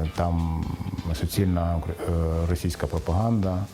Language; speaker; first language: Ukrainian; native; Ukrainian